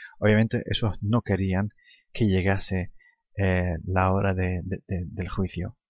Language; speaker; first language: Spanish; non-native, fluent; Arabic